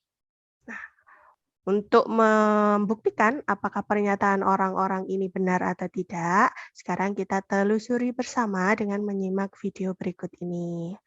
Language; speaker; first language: Indonesian; native; Indonesian